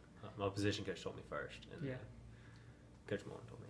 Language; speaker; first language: English; native; English